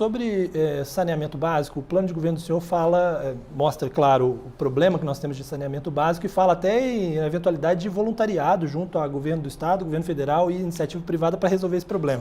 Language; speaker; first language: Portuguese; native; Portuguese